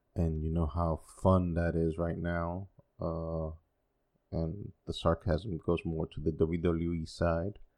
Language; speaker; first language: English; non-native, fluent; Spanish